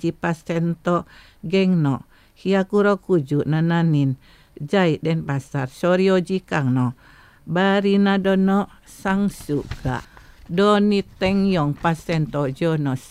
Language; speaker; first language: Japanese; non-native, fluent; Indonesian